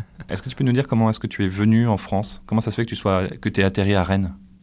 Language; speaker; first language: French; native; French